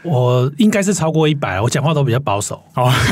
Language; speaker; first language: Chinese; native; Chinese